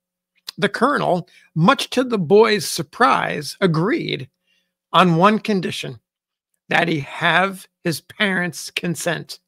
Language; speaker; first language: English; native; English